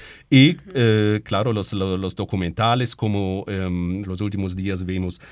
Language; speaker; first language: Spanish; non-native, fluent; German